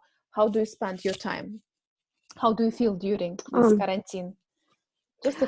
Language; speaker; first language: English; non-native, fluent; Russian